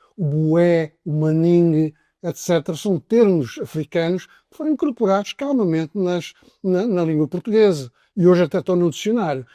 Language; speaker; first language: Portuguese; native; Portuguese